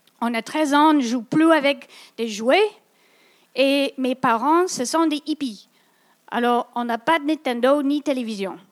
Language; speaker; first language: French; non-native, local second language; English